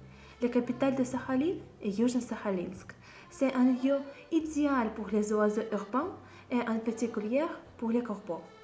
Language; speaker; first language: French; non-native, learner; Russian